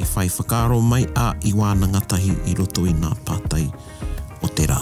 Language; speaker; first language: Māori; non-native, local second language; English